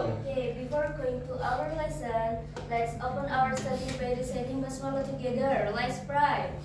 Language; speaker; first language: English; non-native, learner; Indonesian